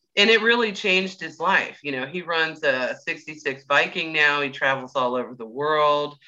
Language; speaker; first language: English; native; English